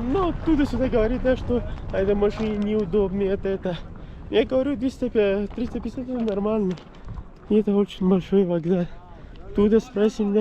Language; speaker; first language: Russian; non-native, learner; Kyrgyz